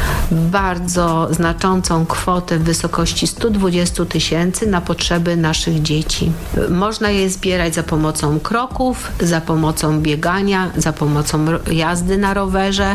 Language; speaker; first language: Polish; native; Polish